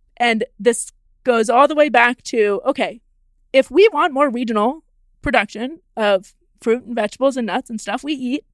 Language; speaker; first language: English; native; English